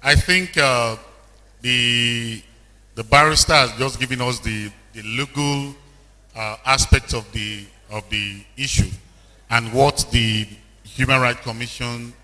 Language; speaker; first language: English; non-native, local second language; Yoruba